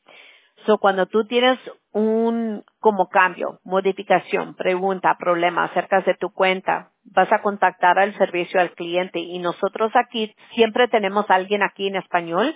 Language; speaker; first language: Spanish; early bilingual, heritage; English